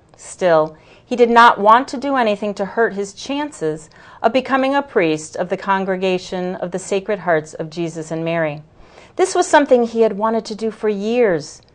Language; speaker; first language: English; native; English